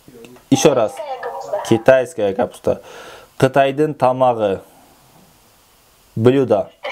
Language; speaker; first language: Russian; non-native, local second language; Kyrgyz